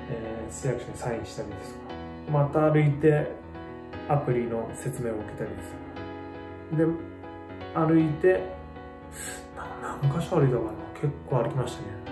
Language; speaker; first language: Japanese; native; Japanese